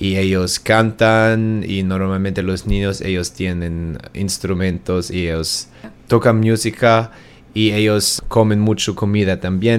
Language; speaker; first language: Spanish; non-native, learner; German